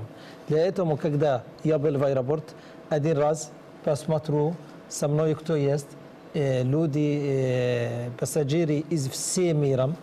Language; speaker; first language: Russian; non-native, learner; Arabic